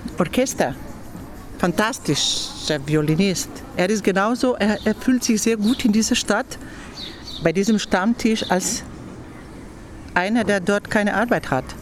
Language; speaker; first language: German; non-native, fluent; Slovenian